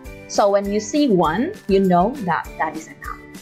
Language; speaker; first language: English; non-native, fluent; Indonesian